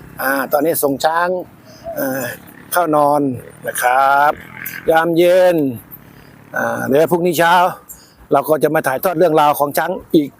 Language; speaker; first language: Thai; native; Thai